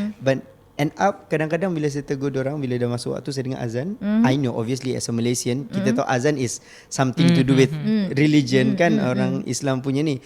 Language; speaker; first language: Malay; non-native, local second language; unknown